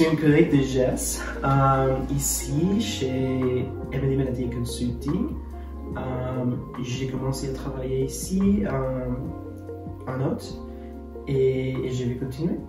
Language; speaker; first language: French; non-native, learner; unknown